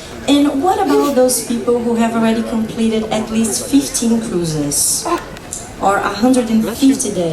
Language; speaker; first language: English; non-native, fluent; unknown